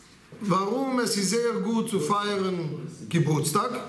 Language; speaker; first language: German; non-native, learner; Hebrew